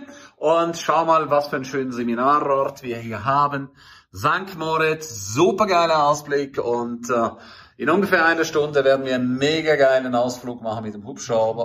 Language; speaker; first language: German; native; German